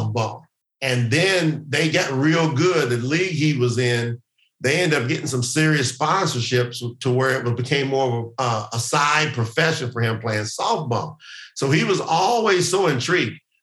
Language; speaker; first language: English; native; English